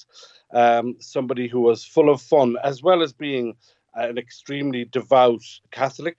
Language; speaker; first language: English; native; English